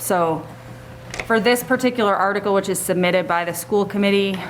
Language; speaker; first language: English; native; English